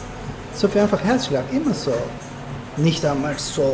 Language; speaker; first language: German; non-native, learner; Turkish